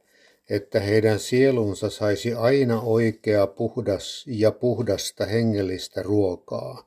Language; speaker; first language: Finnish; native; Finnish